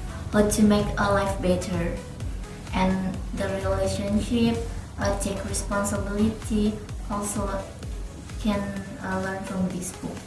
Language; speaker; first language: English; non-native, learner; Indonesian